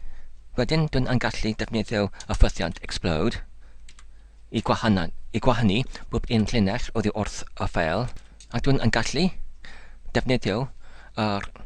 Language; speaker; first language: Welsh; non-native, learner; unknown